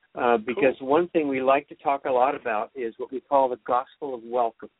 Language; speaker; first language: English; native; English